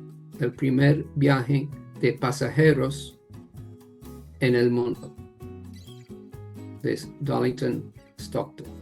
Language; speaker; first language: Spanish; non-native, fluent; English